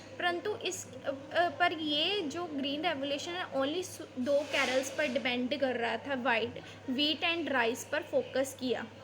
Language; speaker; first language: Hindi; native; Hindi